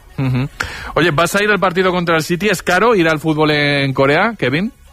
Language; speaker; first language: Spanish; native; Spanish